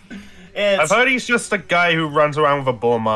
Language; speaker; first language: English; native; English